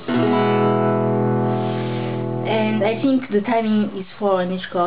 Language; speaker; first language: English; non-native, learner; French